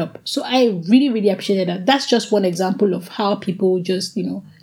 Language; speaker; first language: English; non-native, local second language; Igbo